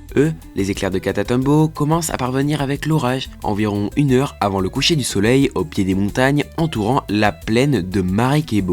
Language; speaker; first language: French; native; French